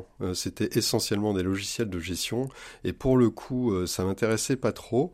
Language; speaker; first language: French; native; French